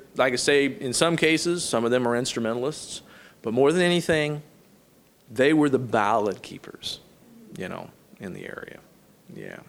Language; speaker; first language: English; native; English